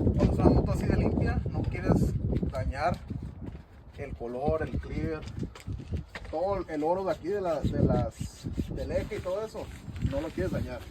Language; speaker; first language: Spanish; early bilingual, heritage; Spanish